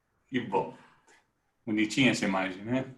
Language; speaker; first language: Portuguese; native; Portuguese